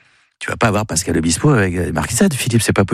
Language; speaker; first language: French; native; French